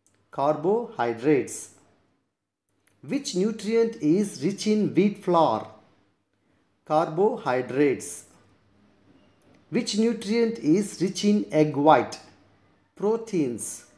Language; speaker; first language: English; non-native, local second language; Telugu